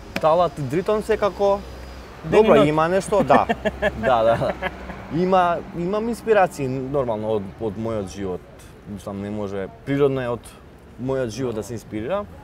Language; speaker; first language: Macedonian; non-native, local second language; Albanian